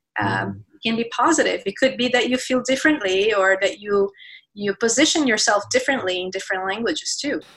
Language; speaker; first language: English; non-native, fluent; Portuguese